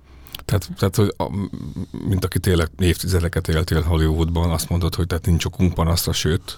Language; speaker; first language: Hungarian; native; Hungarian